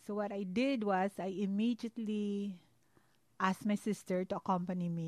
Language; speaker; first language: English; non-native, local second language; Hiligaynon